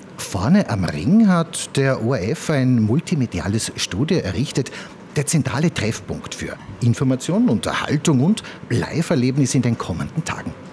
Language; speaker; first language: German; native; German